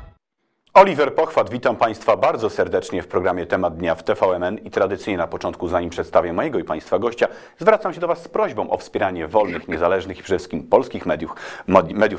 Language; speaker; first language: Polish; native; Polish